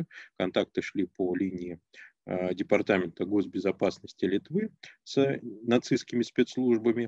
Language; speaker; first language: Russian; native; Russian